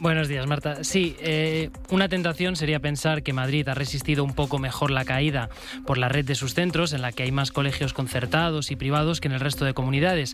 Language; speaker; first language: Spanish; native; Spanish